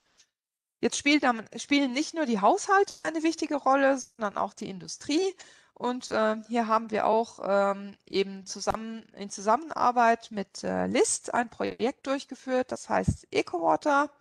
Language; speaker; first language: German; non-native, local second language; Luxembourgish